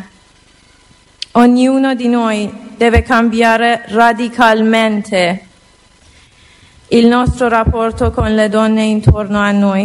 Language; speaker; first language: Italian; non-native, learner; Persian